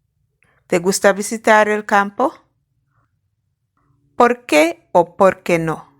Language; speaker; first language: Spanish; non-native, fluent; English